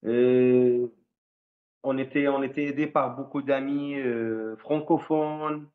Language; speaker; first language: French; non-native, fluent; Arabic